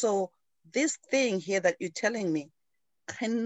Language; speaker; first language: English; non-native, local second language; Shona